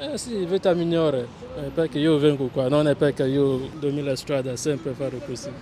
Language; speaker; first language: Italian; non-native, learner; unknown